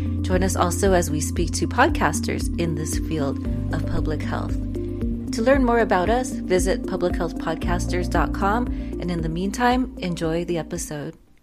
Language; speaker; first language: English; native; English